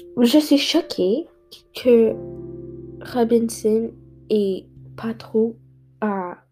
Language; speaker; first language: French; non-native, learner; English